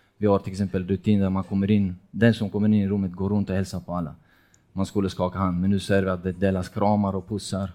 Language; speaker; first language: Swedish; non-native, fluent; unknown